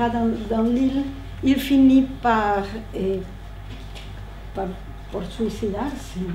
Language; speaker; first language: French; non-native, learner; Spanish